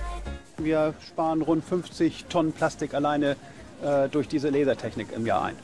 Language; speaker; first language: German; native; German